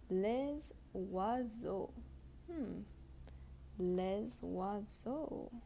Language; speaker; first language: French; non-native, fluent; English